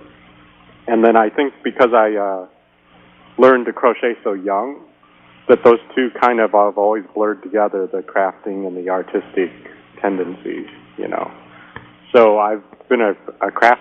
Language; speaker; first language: English; native; English